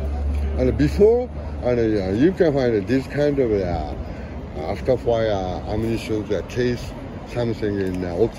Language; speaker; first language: English; non-native, learner; Japanese